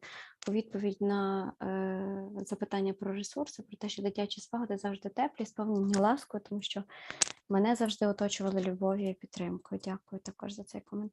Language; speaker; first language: Ukrainian; native; Ukrainian